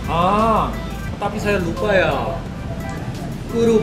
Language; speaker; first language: Indonesian; non-native, learner; Korean